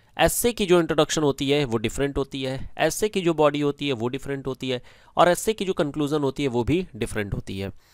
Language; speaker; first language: Hindi; native; Hindi